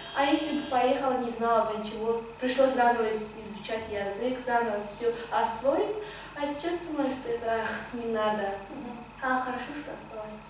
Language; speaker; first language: Russian; non-native, fluent; Azerbaijani